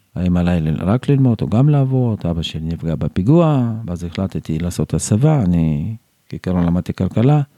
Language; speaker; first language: Hebrew; non-native, fluent; Uzbek